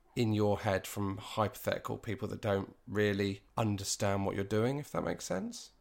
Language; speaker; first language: English; native; English